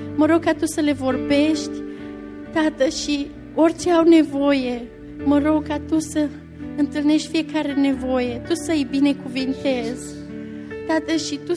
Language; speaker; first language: Romanian; native; Romanian